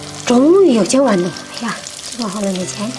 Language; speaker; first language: Chinese; native; Chinese